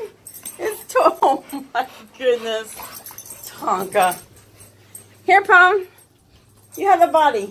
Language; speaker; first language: English; native; English